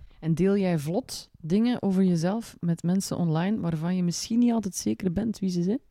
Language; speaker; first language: Dutch; native; Dutch